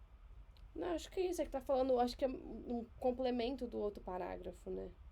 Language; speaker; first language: Portuguese; native; Portuguese